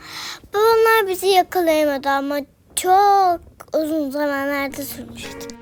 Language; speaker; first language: Turkish; early bilingual, heritage; Turkish